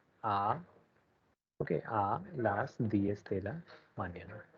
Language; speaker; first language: Spanish; non-native, learner; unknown